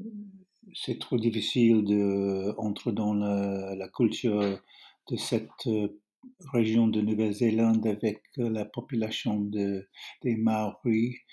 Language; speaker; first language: French; non-native, learner; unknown